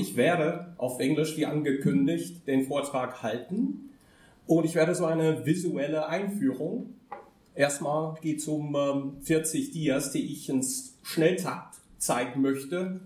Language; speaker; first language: German; non-native, fluent; English